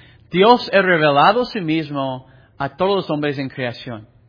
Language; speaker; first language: Spanish; non-native, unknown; English